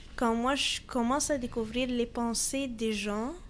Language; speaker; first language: French; non-native, fluent; Arabic